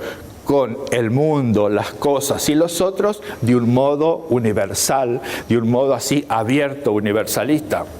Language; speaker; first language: Spanish; native; Spanish